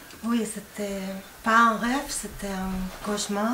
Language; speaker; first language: French; non-native, fluent; Spanish